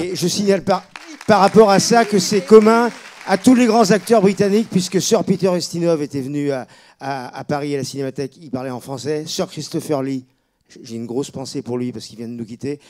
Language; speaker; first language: French; native; French